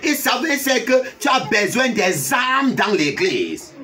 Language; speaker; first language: French; non-native, local second language; English